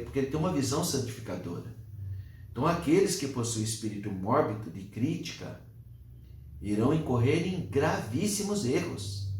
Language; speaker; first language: Portuguese; native; Portuguese